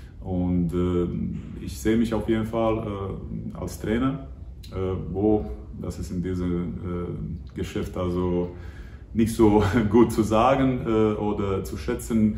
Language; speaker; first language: German; non-native, fluent; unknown